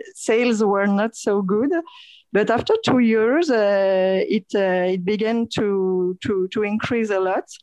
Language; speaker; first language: English; non-native, fluent; French